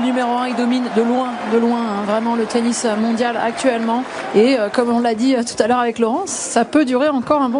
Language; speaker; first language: French; native; French